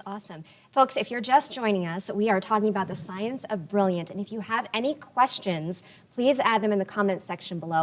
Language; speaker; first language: English; native; English